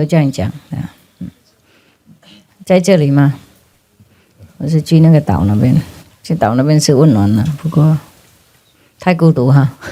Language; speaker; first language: Chinese; non-native, fluent; Vietnamese